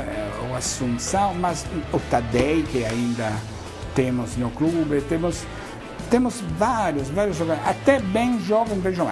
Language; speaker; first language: Portuguese; non-native, fluent; Italian